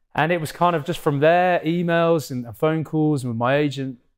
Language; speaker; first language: English; native; English